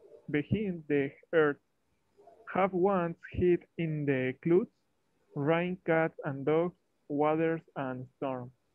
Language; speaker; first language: English; non-native, learner; Spanish